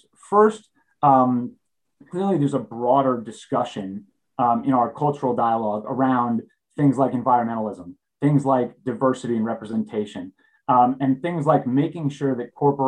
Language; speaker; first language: English; native; English